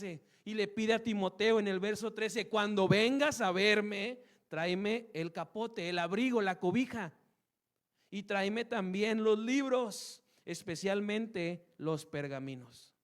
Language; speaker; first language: Spanish; native; Spanish